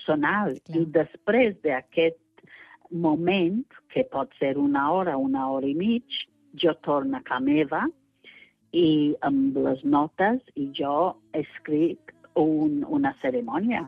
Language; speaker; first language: Catalan; non-native, fluent; English